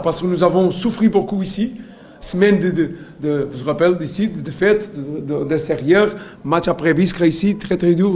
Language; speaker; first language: French; non-native, learner; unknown